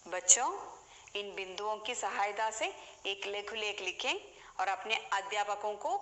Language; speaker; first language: Hindi; non-native, local second language; Malayalam